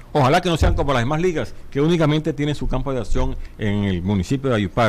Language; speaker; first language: Spanish; native; Spanish